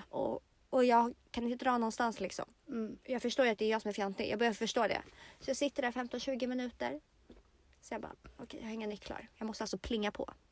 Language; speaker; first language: Swedish; native; Swedish